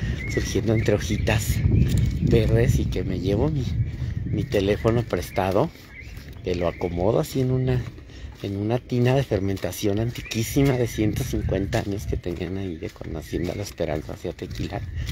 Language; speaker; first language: Spanish; native; Spanish